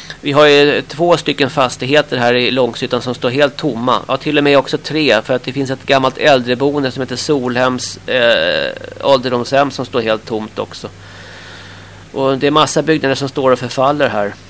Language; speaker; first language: Swedish; native; Swedish